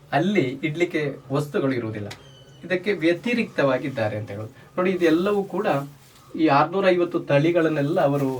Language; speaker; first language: Kannada; native; Kannada